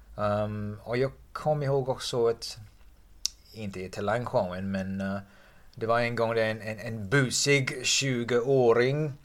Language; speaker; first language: Swedish; non-native, fluent; English